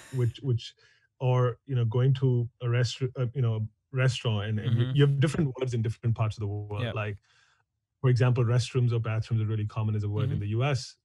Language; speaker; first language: English; non-native, local second language; Hindi